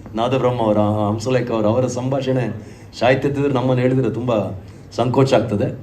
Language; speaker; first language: Kannada; non-native, local second language; Tulu